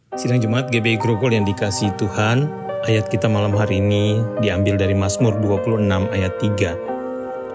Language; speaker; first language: Indonesian; native; Indonesian